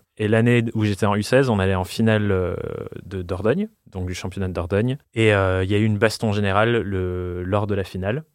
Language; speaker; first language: French; non-native, fluent; English